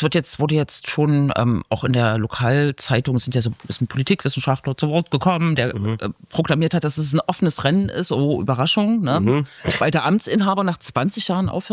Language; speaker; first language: German; native; German